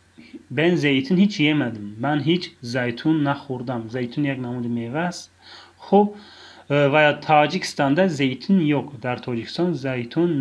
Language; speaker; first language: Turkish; non-native, fluent; Tajik